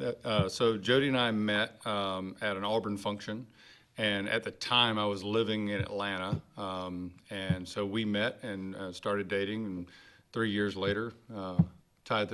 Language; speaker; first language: English; native; English